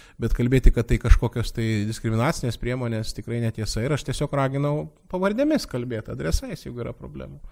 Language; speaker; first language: Lithuanian; native; Lithuanian